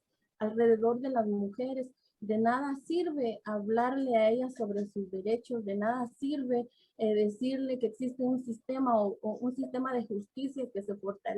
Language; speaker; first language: Spanish; native; Spanish